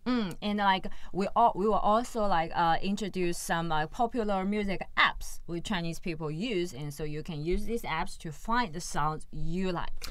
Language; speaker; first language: English; non-native, fluent; Chinese